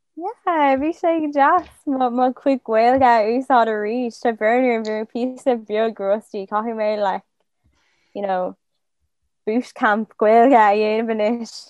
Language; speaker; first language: Irish; non-native, local second language; English